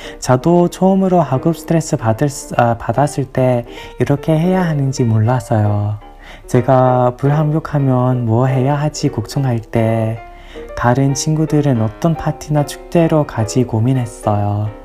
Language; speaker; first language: Korean; non-native, learner; English